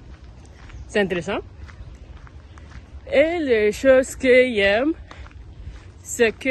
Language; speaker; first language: French; non-native, learner; English